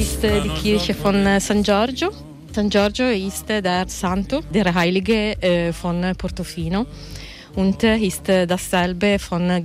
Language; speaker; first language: German; non-native, learner; Italian